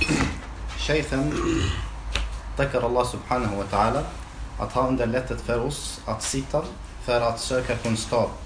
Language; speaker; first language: Swedish; non-native, fluent; Arabic